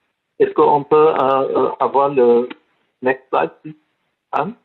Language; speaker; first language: French; non-native, learner; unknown